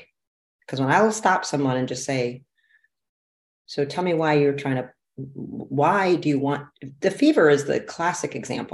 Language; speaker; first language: English; native; English